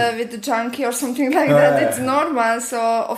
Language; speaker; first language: English; non-native, learner; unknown